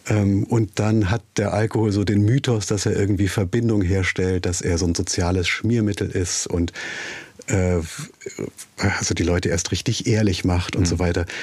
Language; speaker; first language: German; native; German